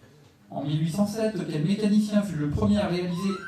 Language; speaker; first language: French; native; French